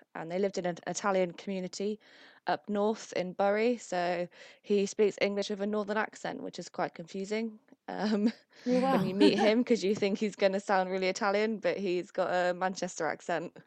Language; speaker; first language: English; early bilingual, other home language; Italian